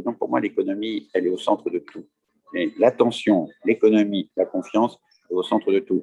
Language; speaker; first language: French; native; French